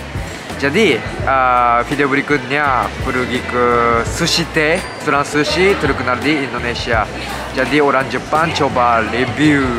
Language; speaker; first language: Indonesian; non-native, learner; Japanese